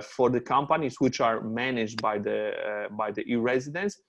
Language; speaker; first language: English; non-native, fluent; Polish